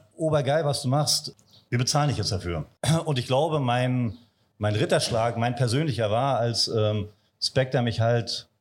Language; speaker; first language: German; native; German